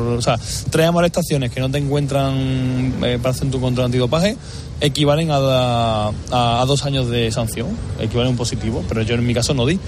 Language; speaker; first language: Spanish; native; Spanish